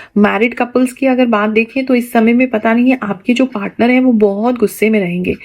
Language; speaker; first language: Hindi; native; Hindi